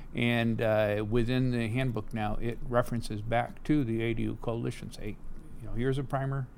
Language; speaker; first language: English; native; English